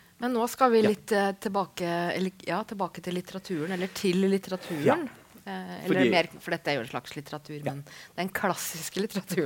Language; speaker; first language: Norwegian; native; Norwegian